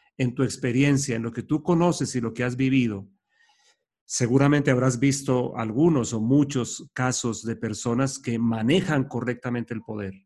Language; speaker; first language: Spanish; native; Spanish